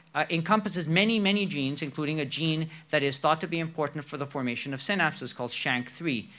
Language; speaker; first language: English; non-native, fluent; Spanish